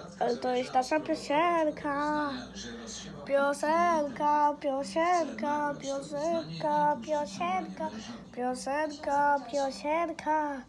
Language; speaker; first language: Polish; non-native, learner; English